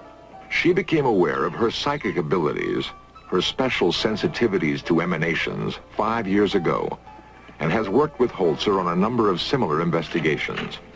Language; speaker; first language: English; native; English